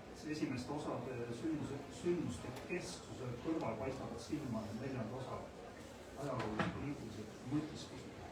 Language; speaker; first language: Estonian; native; Estonian